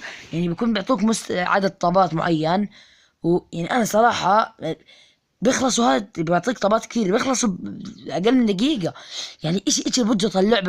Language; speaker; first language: Arabic; native; Arabic